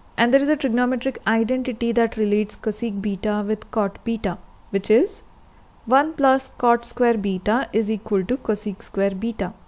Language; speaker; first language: English; non-native, local second language; Hindi